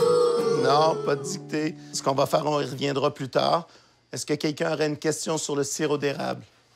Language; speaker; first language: French; native; French